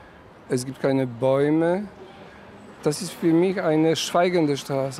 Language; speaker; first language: German; non-native, fluent; Polish